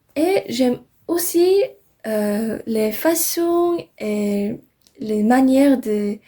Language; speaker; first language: French; non-native, learner; English